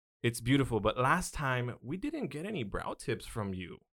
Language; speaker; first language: English; early bilingual, other home language; Spanish